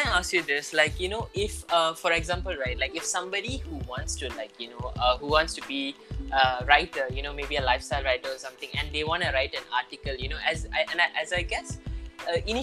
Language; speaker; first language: English; non-native, local second language; Tamil